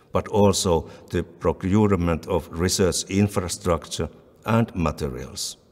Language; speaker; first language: English; non-native, fluent; Finnish